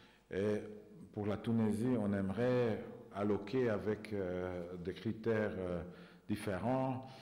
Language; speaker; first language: French; non-native, fluent; Hungarian